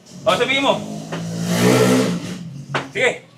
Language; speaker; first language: Filipino; native; Filipino